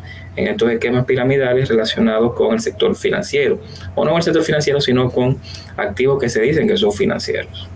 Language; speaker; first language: Spanish; native; Spanish